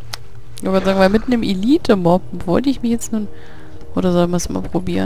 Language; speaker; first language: German; native; German